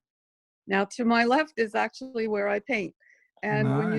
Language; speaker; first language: English; native; English